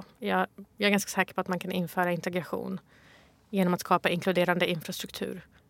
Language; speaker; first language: Swedish; early bilingual, other home language; Arabic